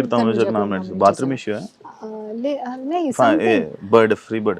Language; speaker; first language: Telugu; native; Telugu